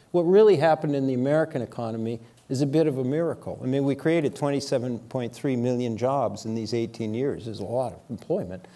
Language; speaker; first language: English; native; English